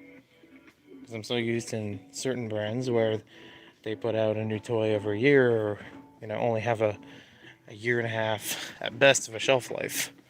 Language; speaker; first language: English; native; English